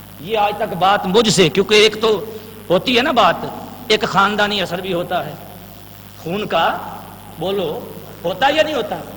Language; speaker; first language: Urdu; non-native, local second language; Punjabi